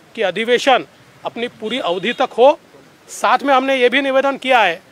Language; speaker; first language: Hindi; non-native, local second language; Marathi